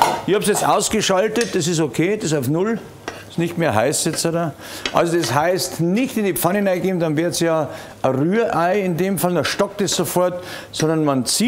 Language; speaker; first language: German; native; German